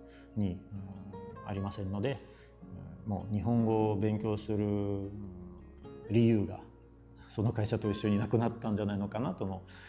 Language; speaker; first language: Japanese; non-native, fluent; Russian